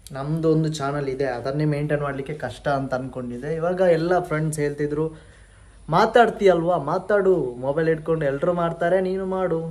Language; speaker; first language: Kannada; non-native, local second language; Tulu